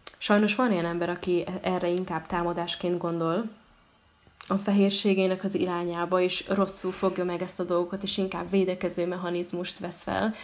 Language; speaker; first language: Hungarian; early bilingual, other home language; Arabic